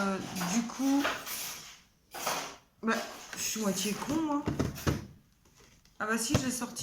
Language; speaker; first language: French; native; French